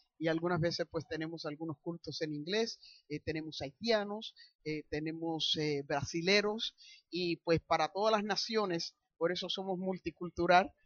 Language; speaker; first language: Spanish; early bilingual, heritage; Spanish